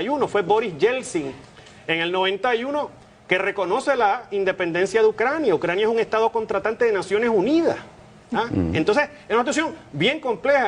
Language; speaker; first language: Spanish; native; Spanish